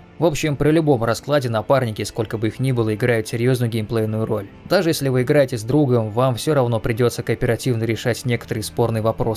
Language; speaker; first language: Russian; native; Russian